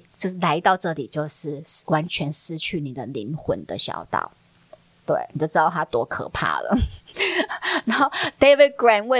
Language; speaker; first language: Chinese; native; Chinese